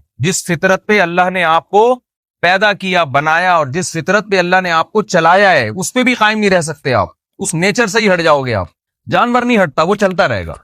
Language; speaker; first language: Urdu; native; Urdu